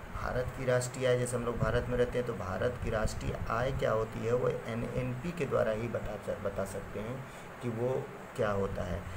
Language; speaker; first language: Hindi; native; Hindi